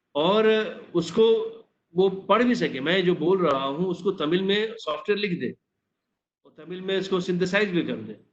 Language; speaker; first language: Hindi; non-native, local second language; Maithili